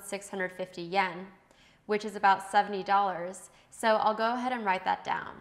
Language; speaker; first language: English; native; English